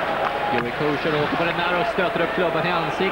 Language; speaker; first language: Swedish; native; Swedish